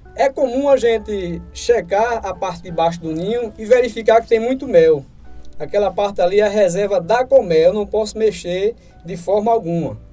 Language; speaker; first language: Portuguese; native; Portuguese